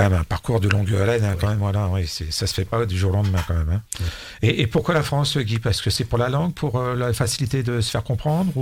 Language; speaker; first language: French; native; French